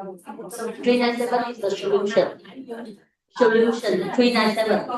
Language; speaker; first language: English; non-native, learner; Vietnamese